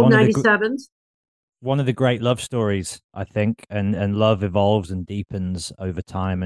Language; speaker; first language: English; native; English